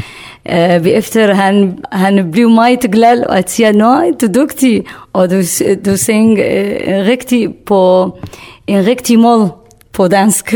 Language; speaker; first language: Danish; non-native, learner; Kurdish